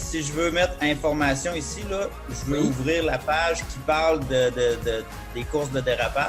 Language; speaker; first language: French; native; French